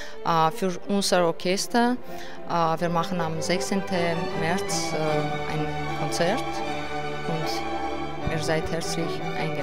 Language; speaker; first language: German; non-native, learner; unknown